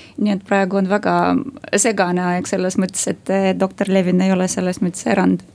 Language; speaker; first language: Estonian; non-native, local second language; Russian